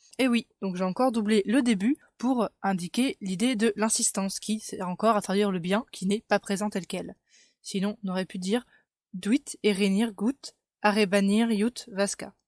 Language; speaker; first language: French; native; French